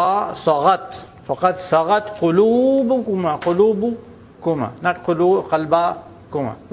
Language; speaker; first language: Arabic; non-native, fluent; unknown